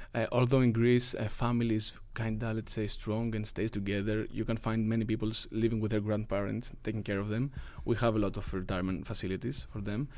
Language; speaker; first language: English; non-native, fluent; Greek